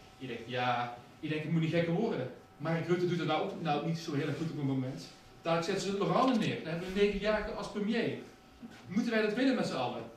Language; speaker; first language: Dutch; native; Dutch